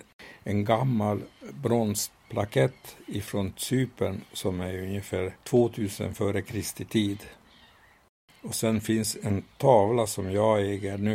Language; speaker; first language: Swedish; non-native, fluent; Hungarian